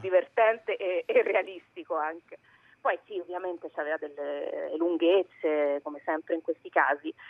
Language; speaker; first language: Italian; native; Italian